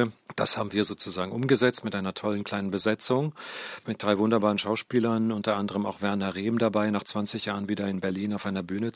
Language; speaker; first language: German; native; German